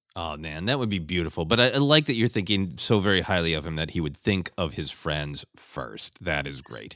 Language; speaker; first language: English; native; English